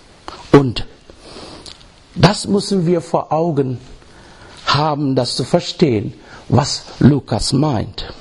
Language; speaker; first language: German; non-native, learner; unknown